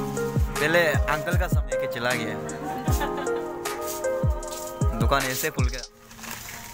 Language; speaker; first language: Hindi; non-native, local second language; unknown